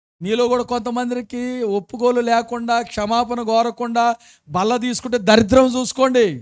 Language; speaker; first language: Telugu; early bilingual, other home language; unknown